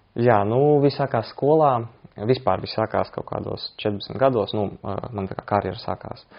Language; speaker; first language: Latvian; non-native, local second language; Russian